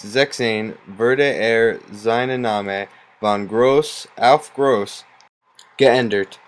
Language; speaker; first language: German; non-native, learner; English